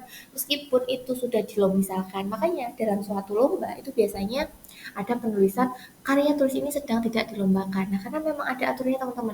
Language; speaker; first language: Indonesian; native; Indonesian